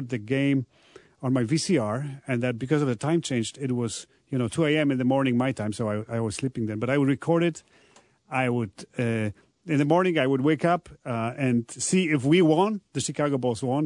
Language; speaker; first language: English; non-native, fluent; Polish